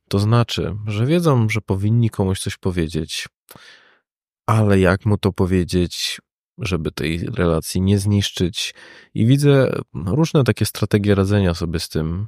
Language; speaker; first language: Polish; native; Polish